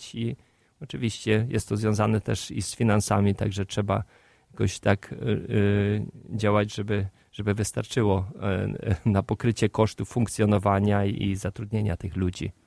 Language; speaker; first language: Polish; native; Polish